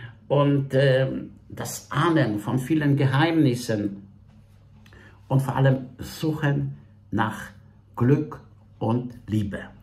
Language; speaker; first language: German; non-native, fluent; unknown